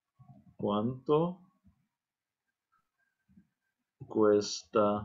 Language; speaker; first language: Spanish; non-native, fluent; Arabic